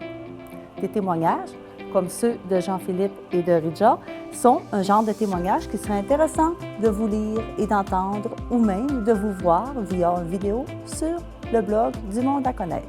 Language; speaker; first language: French; native; French